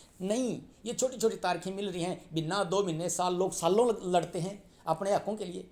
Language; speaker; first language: Hindi; native; Hindi